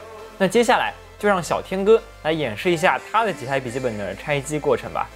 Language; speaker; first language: Chinese; native; Chinese